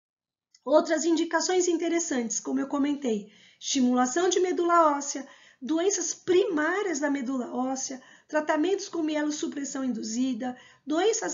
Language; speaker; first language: Portuguese; native; Portuguese